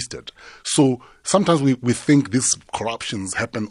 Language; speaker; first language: English; non-native, local second language; Tsonga